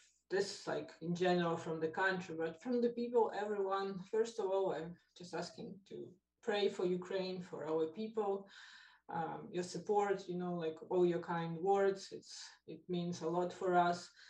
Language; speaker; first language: English; non-native, fluent; Ukrainian